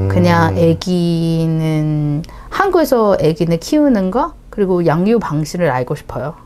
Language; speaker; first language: Korean; non-native, learner; Chinese